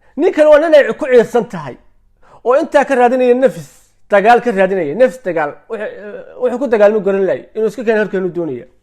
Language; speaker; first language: Somali; native; Somali